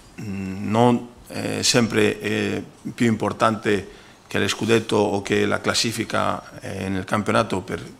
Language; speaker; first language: Italian; non-native, fluent; Spanish